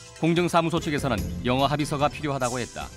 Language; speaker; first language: Korean; native; Korean